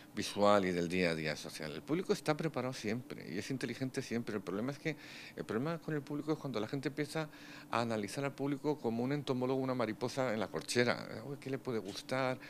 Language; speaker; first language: Spanish; native; Spanish